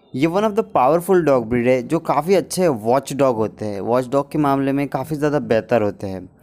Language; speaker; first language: Hindi; native; Hindi